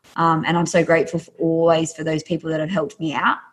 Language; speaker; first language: English; native; English